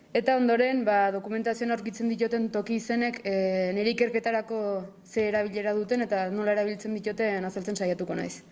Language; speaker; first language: Basque; native; Basque